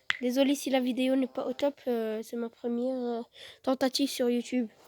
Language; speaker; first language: French; native; French